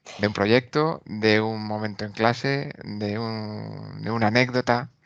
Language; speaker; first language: Spanish; native; Spanish